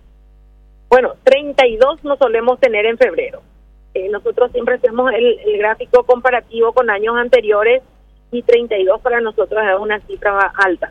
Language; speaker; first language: Spanish; native; Spanish